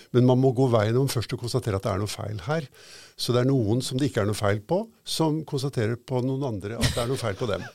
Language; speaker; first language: Norwegian; native; Norwegian